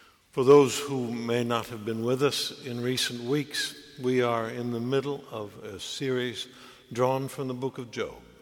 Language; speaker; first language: English; native; English